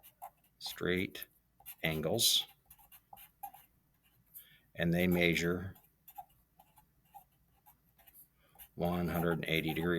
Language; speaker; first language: English; native; English